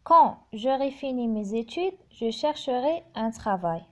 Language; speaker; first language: French; non-native, local second language; Arabic